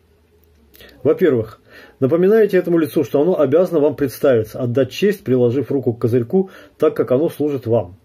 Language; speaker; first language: Russian; native; Russian